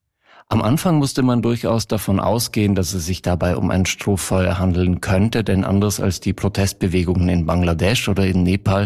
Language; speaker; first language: German; native; German